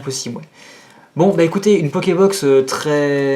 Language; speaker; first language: French; native; French